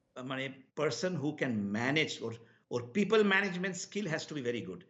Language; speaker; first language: English; non-native, local second language; Bangla